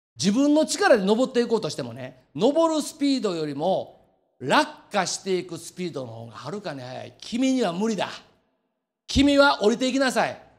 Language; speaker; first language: Japanese; native; Japanese